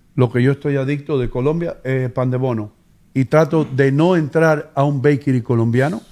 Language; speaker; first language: Spanish; early bilingual, heritage; Spanish